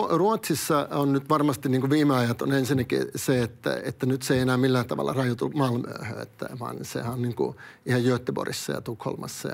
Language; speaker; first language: Finnish; early bilingual, other home language; Swedish